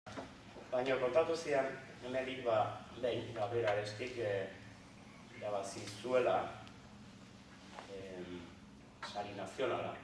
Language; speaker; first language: Basque; native; Basque